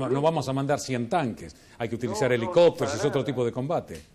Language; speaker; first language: Spanish; native; Spanish